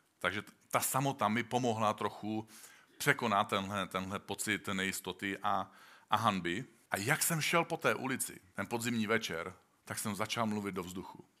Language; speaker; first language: Czech; native; Czech